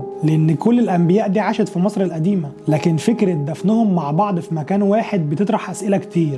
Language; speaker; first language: Arabic; native; Arabic